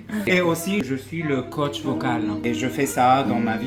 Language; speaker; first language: French; non-native, fluent; Arabic